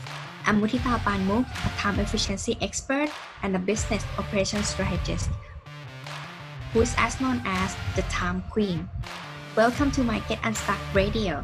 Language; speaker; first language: English; non-native, learner; Thai